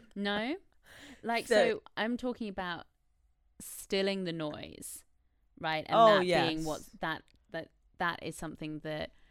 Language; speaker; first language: English; native; English